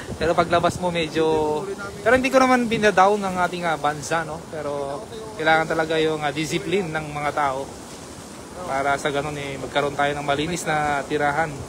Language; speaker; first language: Filipino; native; Filipino